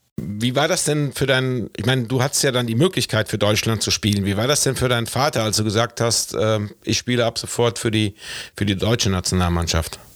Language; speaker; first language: German; native; German